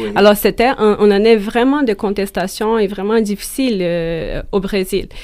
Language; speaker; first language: French; non-native, fluent; Portuguese